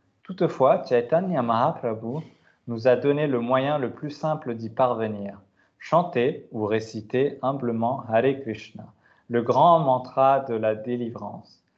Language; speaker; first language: French; native; French